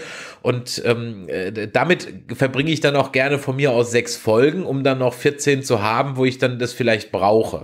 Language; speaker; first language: German; native; German